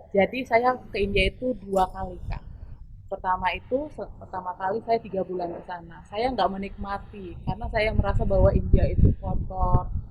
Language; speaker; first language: Indonesian; native; Indonesian